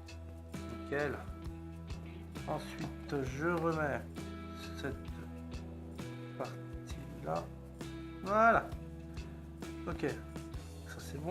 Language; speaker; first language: French; native; French